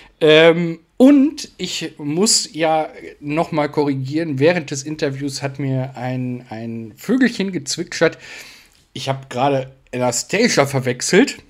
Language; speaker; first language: German; native; German